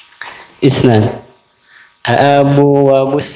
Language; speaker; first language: Arabic; non-native, learner; Indonesian